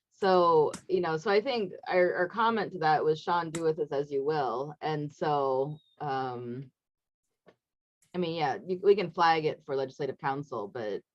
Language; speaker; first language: English; native; English